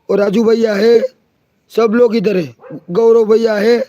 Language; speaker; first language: Hindi; non-native, local second language; Gujarati